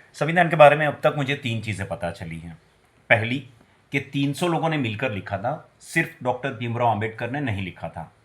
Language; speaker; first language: Hindi; non-native, local second language; Gujarati